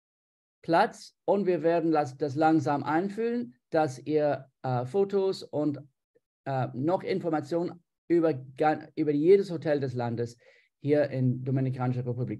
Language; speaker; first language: German; non-native, fluent; English